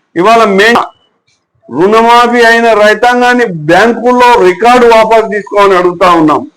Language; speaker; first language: Telugu; native; Telugu